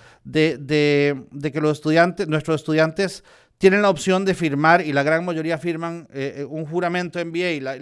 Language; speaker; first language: Spanish; native; Spanish